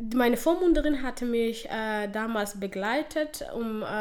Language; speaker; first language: German; non-native, fluent; Somali